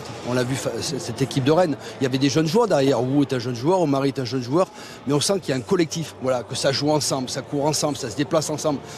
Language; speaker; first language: French; native; French